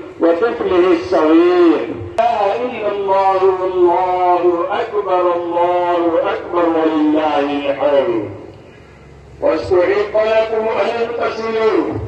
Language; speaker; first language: Arabic; non-native, fluent; Urdu